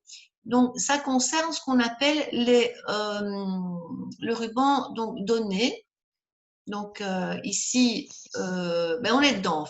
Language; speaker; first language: French; native; French